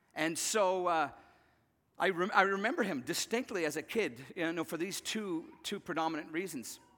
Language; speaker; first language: English; native; English